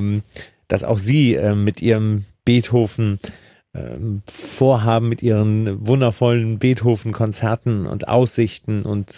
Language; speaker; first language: German; native; German